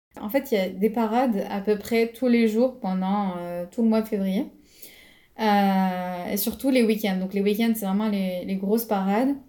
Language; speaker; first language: French; non-native, local second language; Arabic